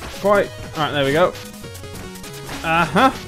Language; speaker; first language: English; native; English